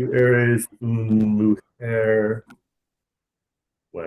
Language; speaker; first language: Spanish; non-native, learner; English